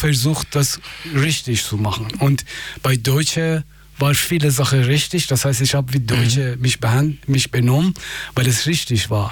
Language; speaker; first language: German; non-native, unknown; Persian